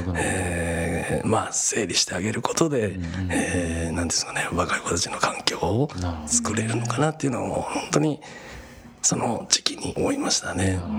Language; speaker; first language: Japanese; native; Japanese